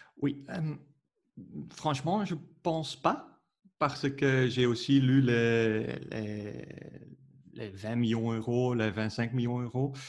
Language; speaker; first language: French; non-native, learner; Dutch